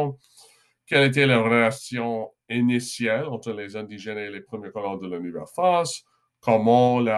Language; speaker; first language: French; non-native, local second language; English